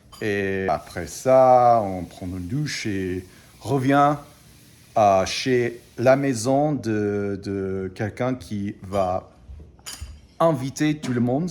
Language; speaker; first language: French; non-native, fluent; English